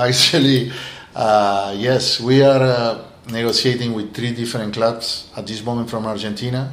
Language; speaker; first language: English; non-native, fluent; Spanish